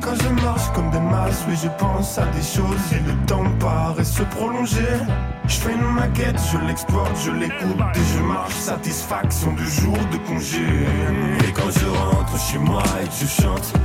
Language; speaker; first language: French; native; French